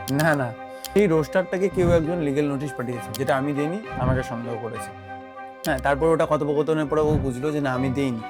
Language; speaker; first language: Bangla; non-native, local second language; Rangpuri